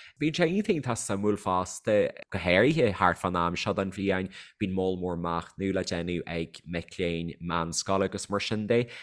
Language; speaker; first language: Irish; native; Irish